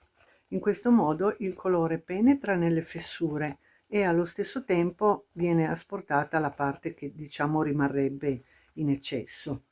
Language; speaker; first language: Italian; native; Italian